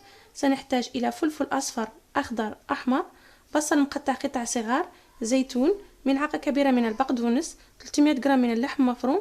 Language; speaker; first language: Arabic; native; Arabic